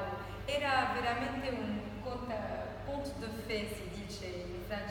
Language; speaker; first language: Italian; non-native, learner; Arabic